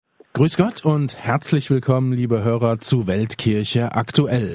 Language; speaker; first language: German; native; German